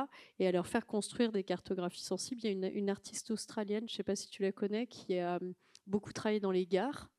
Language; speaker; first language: French; native; French